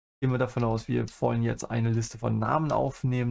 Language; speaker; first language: German; native; German